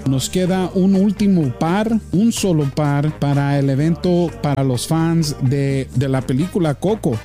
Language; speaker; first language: Spanish; early bilingual, heritage; Spanish